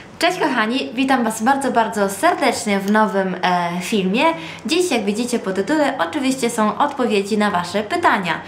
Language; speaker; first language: Polish; early bilingual, other home language; Italian